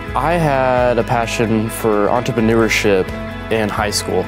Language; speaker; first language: English; native; English